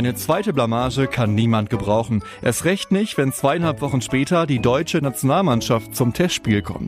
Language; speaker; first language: German; native; German